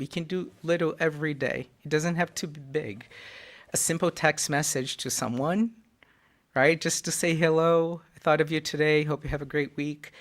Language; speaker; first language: English; non-native, fluent; Portuguese